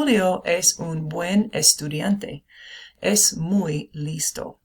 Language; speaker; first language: Spanish; non-native, fluent; English